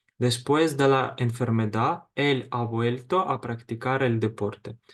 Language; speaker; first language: Spanish; non-native, fluent; Ukrainian